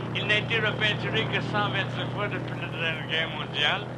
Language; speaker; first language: French; native; French